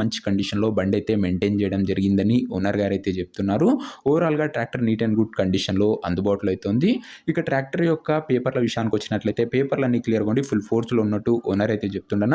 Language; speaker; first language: Telugu; native; Telugu